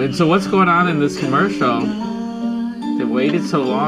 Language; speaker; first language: English; native; English